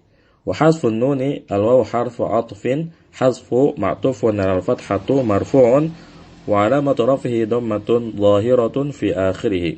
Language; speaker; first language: Arabic; non-native, fluent; Indonesian